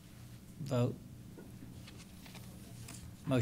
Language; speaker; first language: English; native; English